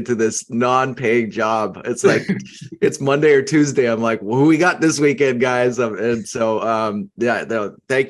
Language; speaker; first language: English; native; English